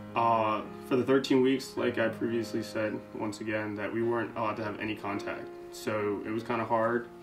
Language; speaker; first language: English; native; English